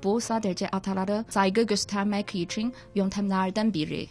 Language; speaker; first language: Turkish; non-native, fluent; Chinese